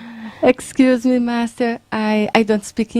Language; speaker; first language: English; non-native, learner; Portuguese